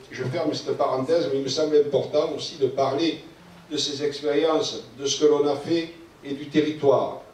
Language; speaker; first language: French; native; French